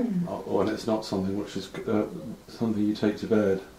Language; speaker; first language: English; native; English